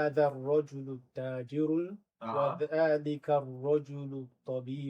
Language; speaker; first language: Arabic; non-native, learner; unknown